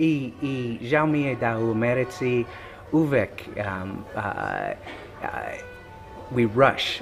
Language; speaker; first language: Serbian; non-native, learner; English